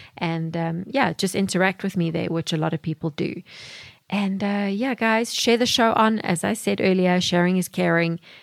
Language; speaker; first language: English; native; English